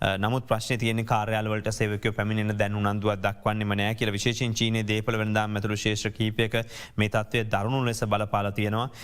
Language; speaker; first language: Sinhala; native; Sinhala